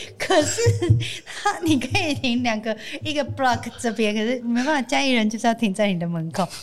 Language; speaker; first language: Chinese; native; Chinese